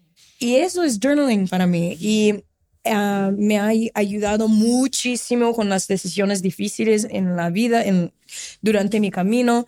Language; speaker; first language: Spanish; non-native, fluent; Portuguese